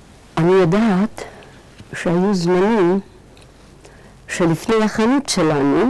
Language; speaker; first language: Hebrew; non-native, fluent; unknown